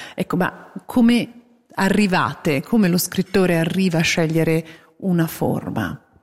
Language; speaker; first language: Italian; native; Italian